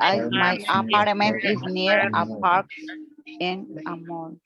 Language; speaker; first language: English; non-native, learner; Spanish